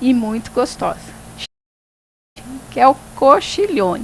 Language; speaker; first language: Portuguese; native; Portuguese